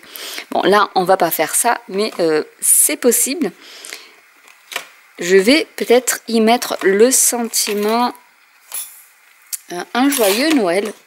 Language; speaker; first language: French; native; French